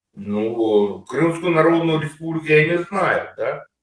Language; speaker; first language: Russian; native; Russian